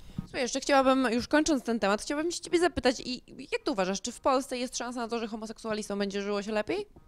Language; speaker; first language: Polish; native; Polish